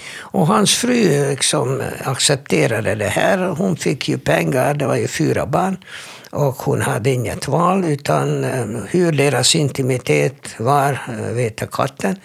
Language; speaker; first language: Swedish; non-native, fluent; Hungarian